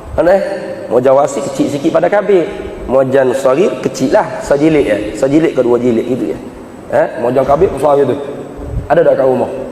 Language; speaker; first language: Malay; native; Malay